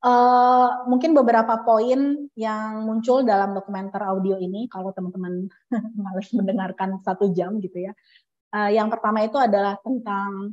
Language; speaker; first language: Indonesian; native; Indonesian